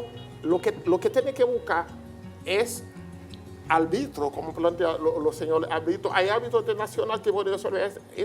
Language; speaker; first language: Spanish; non-native, learner; Haitian Creole